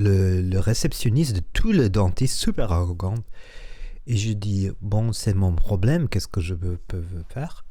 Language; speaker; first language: French; non-native, learner; Spanish